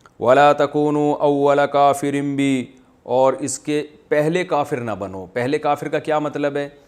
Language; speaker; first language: Urdu; non-native, local second language; Pashto